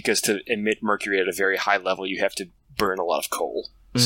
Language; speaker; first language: English; native; English